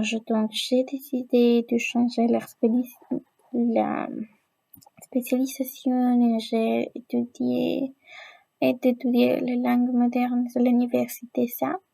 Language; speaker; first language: French; non-native, learner; Spanish